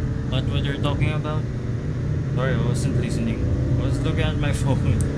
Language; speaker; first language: English; non-native, local second language; Filipino